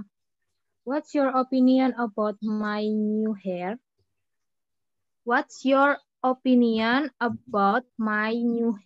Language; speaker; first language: English; non-native, learner; Indonesian